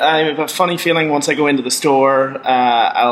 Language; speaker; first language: English; native; English